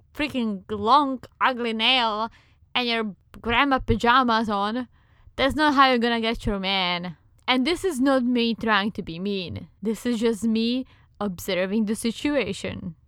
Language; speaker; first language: English; non-native, fluent; Czech